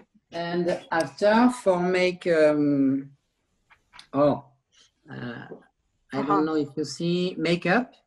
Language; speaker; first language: English; non-native, learner; French